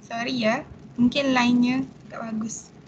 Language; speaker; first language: Malay; native; Malay